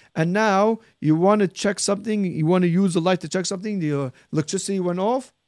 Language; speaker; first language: English; early bilingual, heritage; Arabic